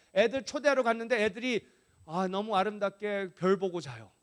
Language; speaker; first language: Korean; non-native, fluent; English